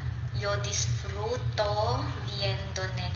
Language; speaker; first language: Spanish; non-native, learner; Filipino